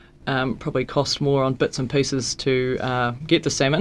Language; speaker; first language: English; native; English